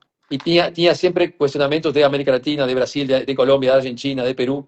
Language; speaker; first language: Portuguese; non-native, fluent; Spanish